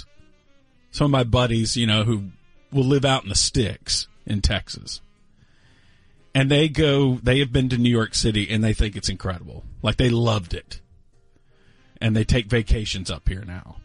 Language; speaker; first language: English; native; English